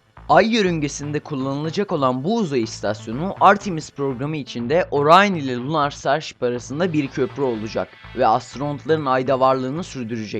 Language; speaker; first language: Turkish; native; Turkish